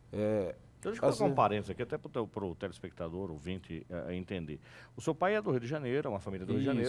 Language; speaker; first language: Portuguese; native; Portuguese